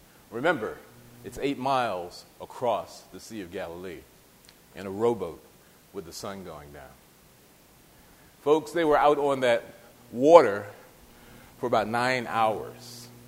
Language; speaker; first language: English; native; English